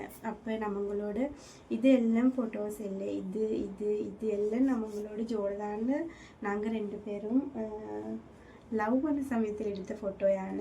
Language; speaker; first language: Malayalam; non-native, learner; Tamil